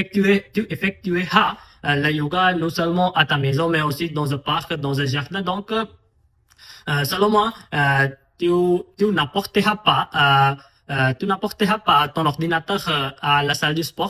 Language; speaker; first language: French; non-native, fluent; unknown